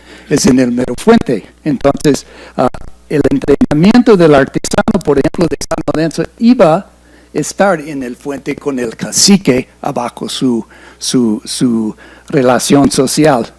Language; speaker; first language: Spanish; non-native, fluent; English